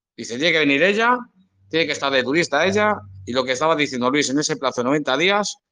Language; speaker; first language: Spanish; native; Spanish